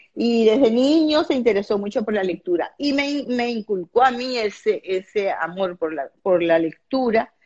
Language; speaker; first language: Spanish; native; Spanish